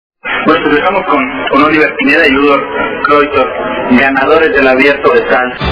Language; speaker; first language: Spanish; native; Spanish